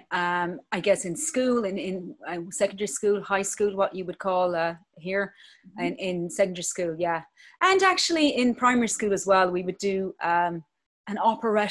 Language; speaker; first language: English; native; English